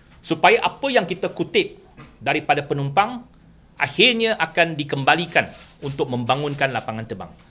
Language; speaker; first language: Malay; non-native, local second language; Chinese